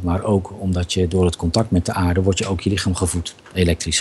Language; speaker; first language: Dutch; native; Dutch